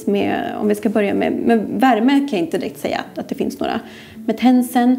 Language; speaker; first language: Swedish; native; Swedish